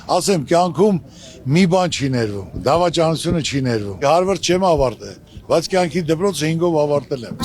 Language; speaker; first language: Armenian; native; Armenian